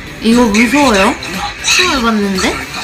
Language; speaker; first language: Korean; non-native, learner; Japanese